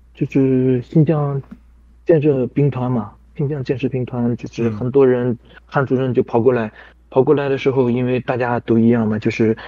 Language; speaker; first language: Chinese; non-native, local second language; Kazakh